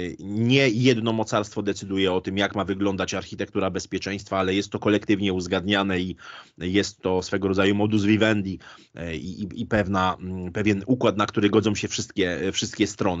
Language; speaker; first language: Polish; native; Polish